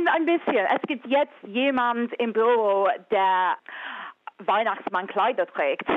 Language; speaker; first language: German; non-native, fluent; English